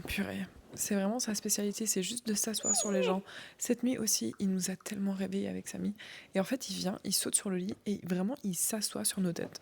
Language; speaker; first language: French; native; French